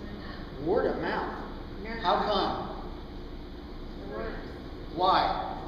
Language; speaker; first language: English; native; English